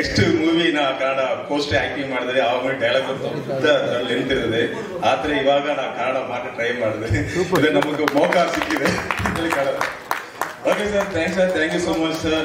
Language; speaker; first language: Kannada; non-native, learner; Tamil